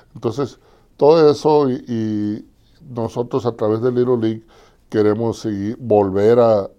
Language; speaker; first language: Spanish; native; Spanish